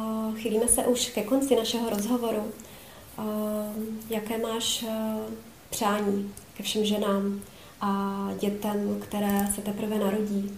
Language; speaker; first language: Czech; native; Czech